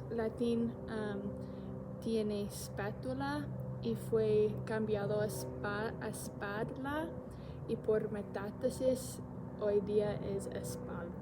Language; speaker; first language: Spanish; non-native, learner; English